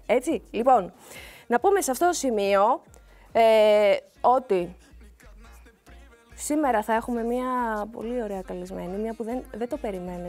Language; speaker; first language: Greek; native; Greek